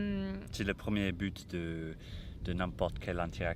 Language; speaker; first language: French; non-native, fluent; English